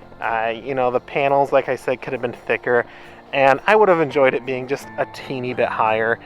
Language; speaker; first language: English; native; English